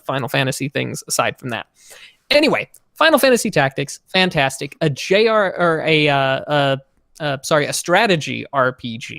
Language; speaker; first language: English; native; English